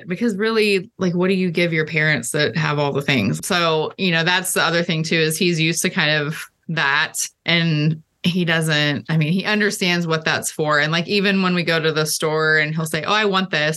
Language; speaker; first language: English; native; English